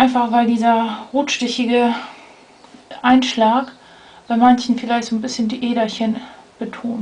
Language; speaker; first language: German; native; German